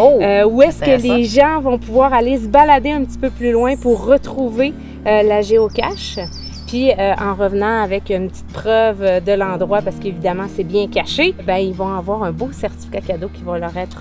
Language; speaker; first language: French; native; French